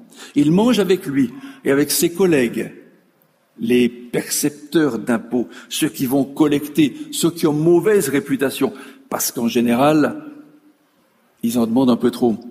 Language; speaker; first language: French; native; French